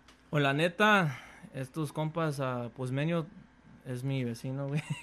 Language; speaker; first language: Spanish; early bilingual, heritage; Spanish